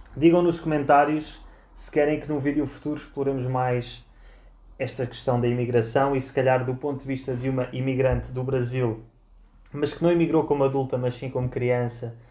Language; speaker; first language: Portuguese; native; Portuguese